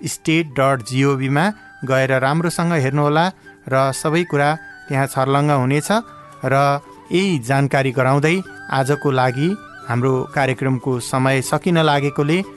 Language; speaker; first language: Nepali; native; Nepali